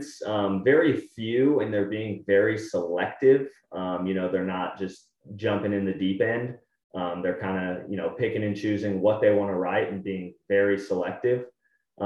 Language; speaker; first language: English; native; English